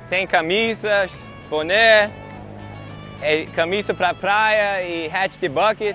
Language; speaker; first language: Portuguese; non-native, learner; English